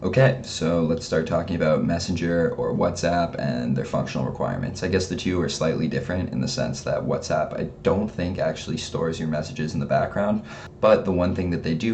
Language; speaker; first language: English; native; English